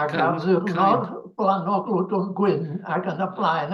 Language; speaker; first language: Welsh; native; Welsh